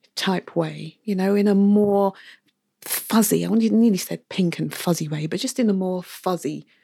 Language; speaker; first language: English; native; English